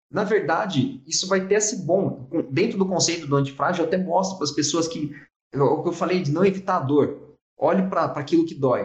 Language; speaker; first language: Portuguese; native; Portuguese